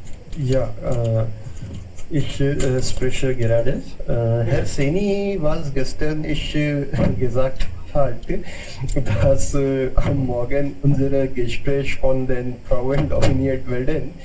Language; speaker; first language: German; non-native, learner; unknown